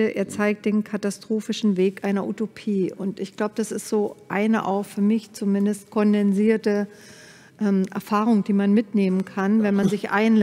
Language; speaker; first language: German; native; German